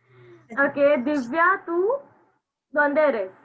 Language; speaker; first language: Spanish; non-native, learner; Hindi